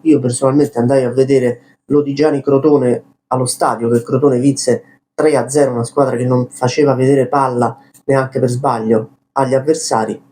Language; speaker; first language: Italian; native; Italian